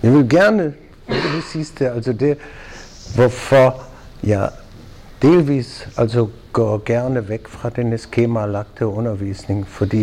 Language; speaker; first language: Danish; non-native, fluent; German